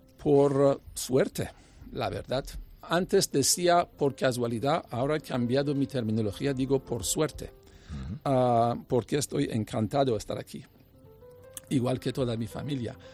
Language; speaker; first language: Spanish; non-native, fluent; English